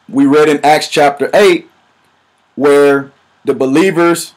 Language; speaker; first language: English; native; English